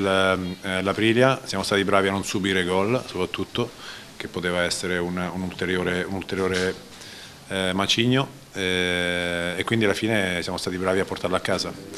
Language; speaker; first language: Italian; native; Italian